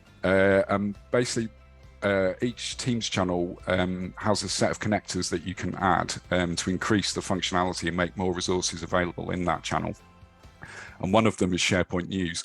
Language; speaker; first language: English; native; English